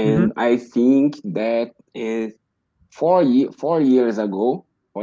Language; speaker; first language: English; non-native, learner; Portuguese